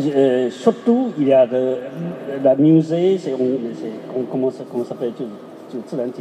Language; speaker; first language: French; non-native, learner; Chinese